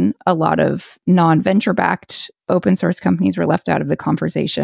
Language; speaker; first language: English; native; English